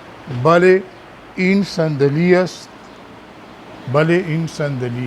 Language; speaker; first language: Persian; non-native, fluent; Urdu